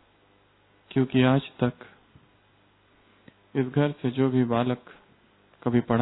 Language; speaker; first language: Hindi; native; Hindi